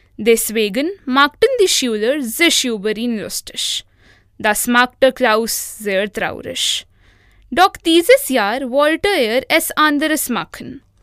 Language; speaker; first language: German; non-native, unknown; Hindi